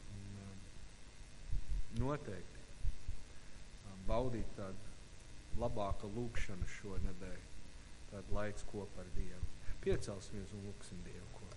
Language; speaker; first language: Latvian; non-native, fluent; English